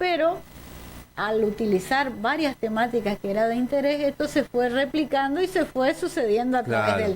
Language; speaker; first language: Spanish; native; Spanish